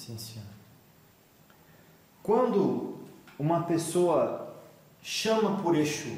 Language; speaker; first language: Portuguese; native; Portuguese